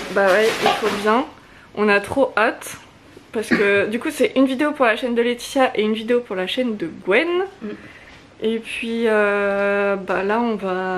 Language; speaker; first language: French; native; French